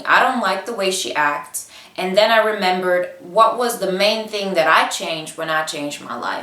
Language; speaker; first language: English; non-native, fluent; Bulgarian